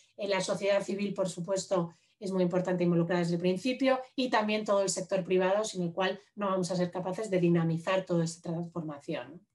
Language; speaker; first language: Spanish; native; Spanish